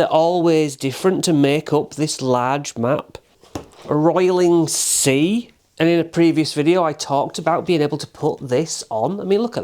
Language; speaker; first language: English; native; English